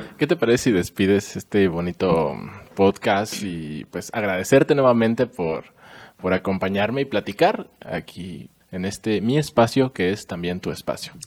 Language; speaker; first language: Spanish; native; Spanish